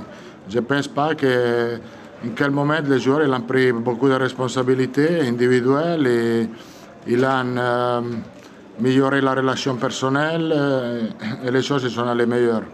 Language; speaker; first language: French; non-native, fluent; Italian